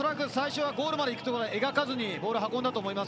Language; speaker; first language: Japanese; native; Japanese